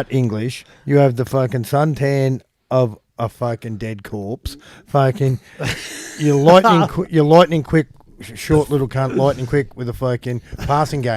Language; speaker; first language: English; native; English